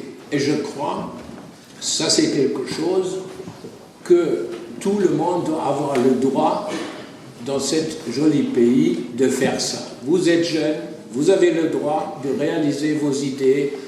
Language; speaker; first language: French; non-native, fluent; German